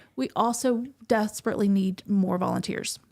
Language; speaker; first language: English; native; English